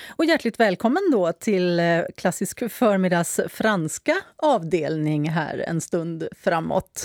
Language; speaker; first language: Swedish; native; Swedish